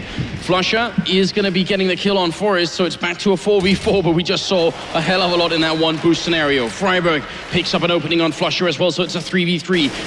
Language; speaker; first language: English; non-native, fluent; Swedish